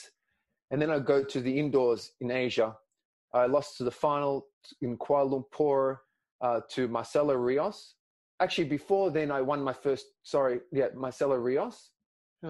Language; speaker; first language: English; non-native, local second language; Greek